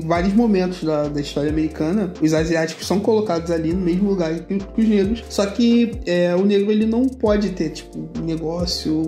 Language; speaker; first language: Portuguese; native; Portuguese